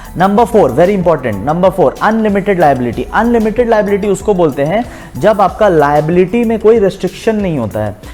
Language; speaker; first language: Hindi; native; Hindi